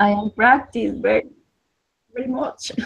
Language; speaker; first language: English; non-native, learner; Spanish